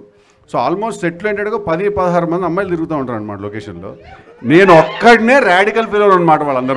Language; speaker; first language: Telugu; native; Telugu